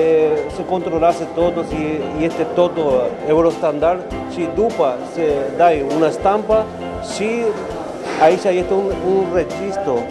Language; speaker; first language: Romanian; non-native, learner; Spanish